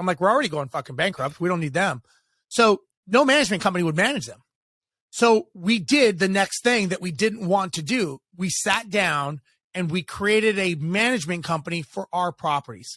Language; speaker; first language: English; native; English